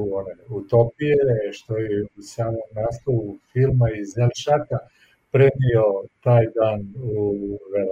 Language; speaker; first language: Serbian; native; Serbian